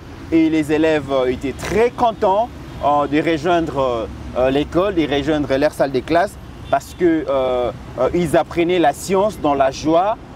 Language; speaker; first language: French; non-native, local second language; Lingala